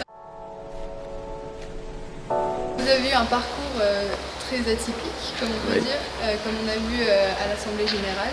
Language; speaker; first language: French; native; French